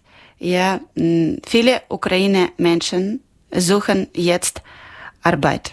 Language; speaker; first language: German; non-native, learner; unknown